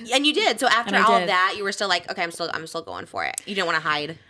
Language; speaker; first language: English; native; English